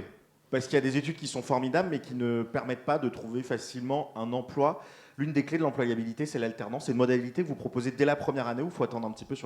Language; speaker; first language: French; native; French